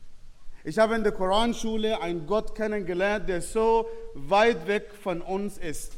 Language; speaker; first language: German; non-native, fluent; Arabic